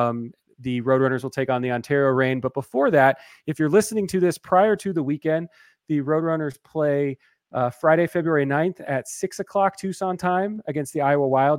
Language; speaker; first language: English; native; English